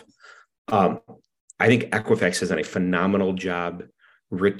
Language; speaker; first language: English; native; English